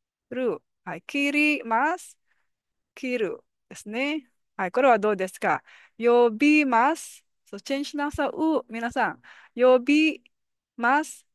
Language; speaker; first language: Japanese; non-native, fluent; Filipino